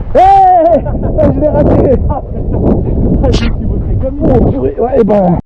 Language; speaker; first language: French; native; French